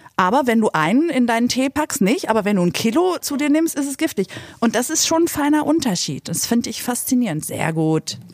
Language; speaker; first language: German; native; German